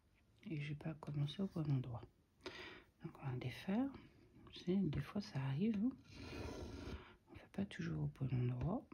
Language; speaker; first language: French; native; French